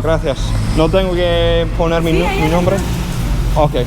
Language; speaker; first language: Spanish; non-native, learner; English